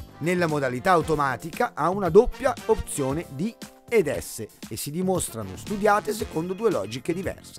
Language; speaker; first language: Italian; native; Italian